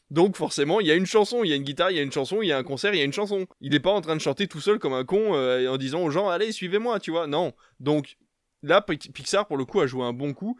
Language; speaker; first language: French; native; French